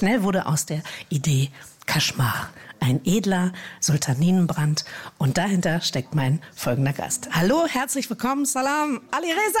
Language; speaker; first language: German; native; German